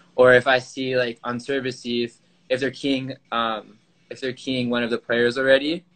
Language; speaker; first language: English; native; English